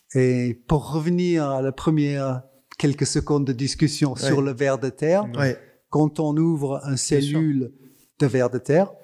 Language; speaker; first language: French; non-native, fluent; English